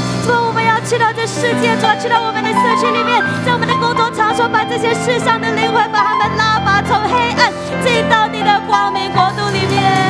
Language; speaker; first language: Chinese; native; Chinese